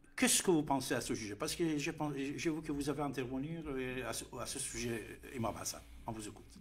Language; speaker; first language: French; non-native, fluent; Persian